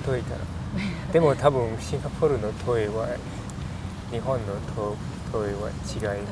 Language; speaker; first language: Japanese; non-native, learner; English